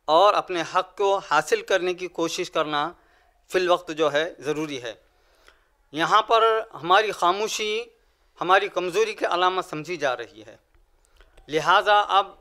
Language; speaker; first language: Urdu; native; Urdu